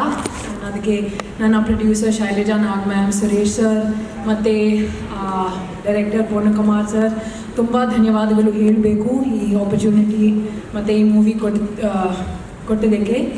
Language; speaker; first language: Kannada; non-native, learner; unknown